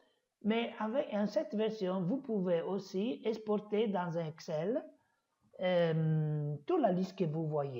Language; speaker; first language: French; non-native, fluent; Italian